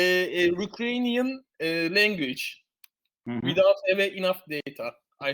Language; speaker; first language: English; non-native, fluent; Turkish